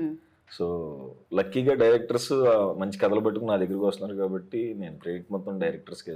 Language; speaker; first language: Telugu; native; Telugu